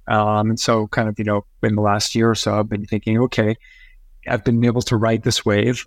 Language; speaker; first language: English; early bilingual, other home language; Spanish